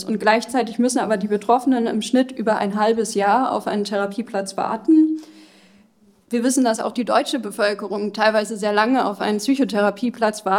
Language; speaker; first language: German; native; German